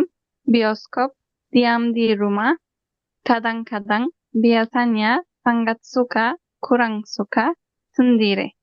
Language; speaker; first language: Indonesian; non-native, learner; Turkish